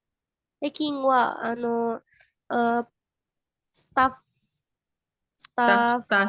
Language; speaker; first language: Japanese; non-native, learner; Indonesian